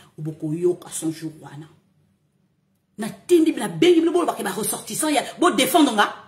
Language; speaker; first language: Lingala; native; Lingala